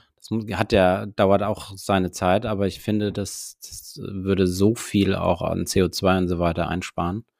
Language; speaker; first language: German; native; German